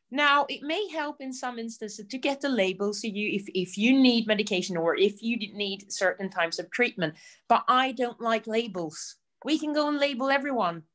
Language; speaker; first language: English; non-native, fluent; Swedish